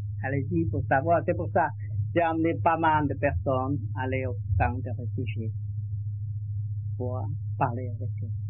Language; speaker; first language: French; non-native, learner; Vietnamese